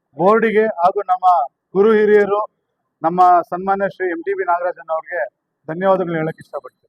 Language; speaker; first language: Kannada; native; Kannada